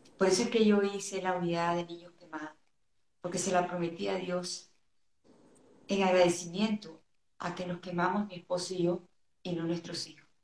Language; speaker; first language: Spanish; native; Spanish